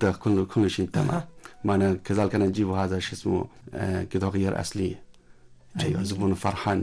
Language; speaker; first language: Arabic; non-native, learner; Chinese